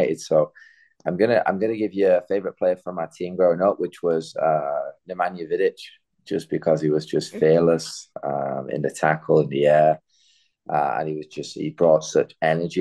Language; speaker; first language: English; native; English